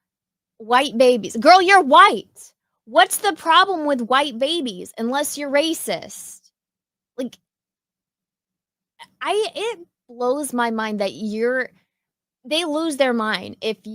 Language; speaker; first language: English; native; English